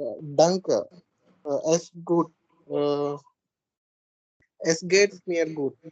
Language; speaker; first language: German; non-native, learner; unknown